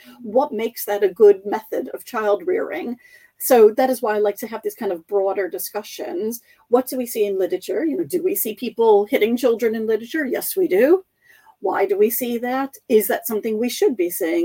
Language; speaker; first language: English; native; English